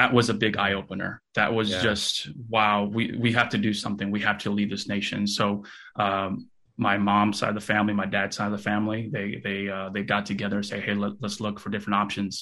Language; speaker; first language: English; early bilingual, other home language; Russian